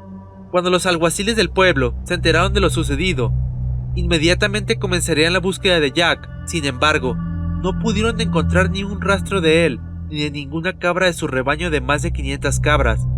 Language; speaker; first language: Spanish; native; Spanish